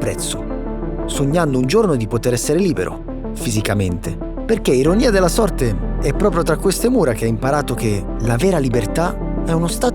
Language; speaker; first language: Italian; native; Italian